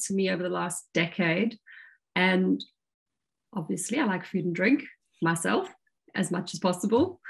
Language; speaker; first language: English; native; English